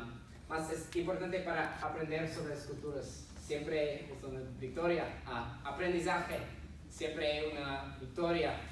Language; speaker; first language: Spanish; non-native, learner; English